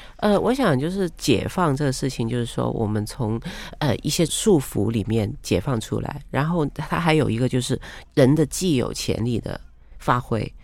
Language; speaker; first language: Chinese; non-native, local second language; Cantonese